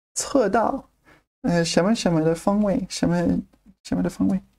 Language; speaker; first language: Chinese; non-native, fluent; English